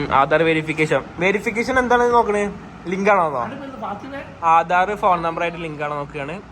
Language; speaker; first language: Malayalam; native; Malayalam